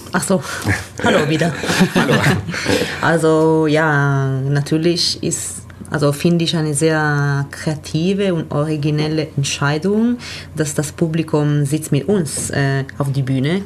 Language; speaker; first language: German; non-native, learner; Italian